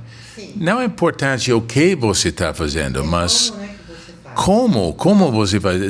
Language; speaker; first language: Portuguese; non-native, fluent; English